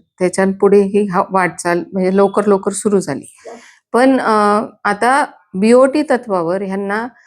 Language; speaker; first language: Marathi; native; Marathi